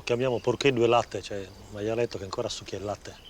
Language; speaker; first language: Italian; native; Italian